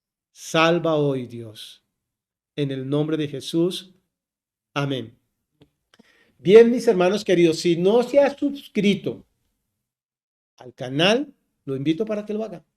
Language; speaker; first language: Spanish; native; Spanish